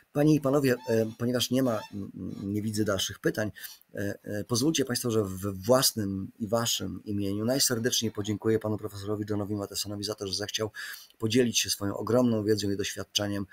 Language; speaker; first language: Polish; native; Polish